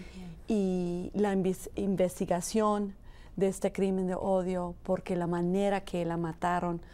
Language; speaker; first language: Spanish; early bilingual, heritage; Spanish